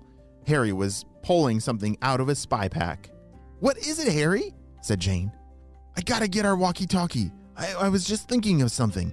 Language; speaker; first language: English; native; English